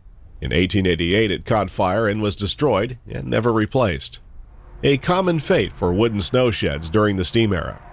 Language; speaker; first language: English; native; English